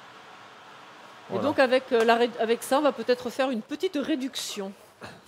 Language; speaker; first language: French; native; French